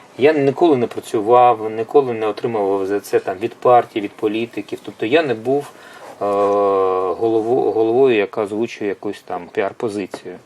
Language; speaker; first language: Ukrainian; non-native, local second language; Russian